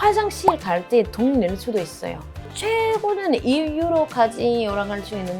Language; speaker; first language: Korean; non-native, fluent; French